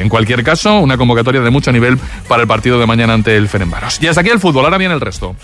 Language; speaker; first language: Spanish; native; Spanish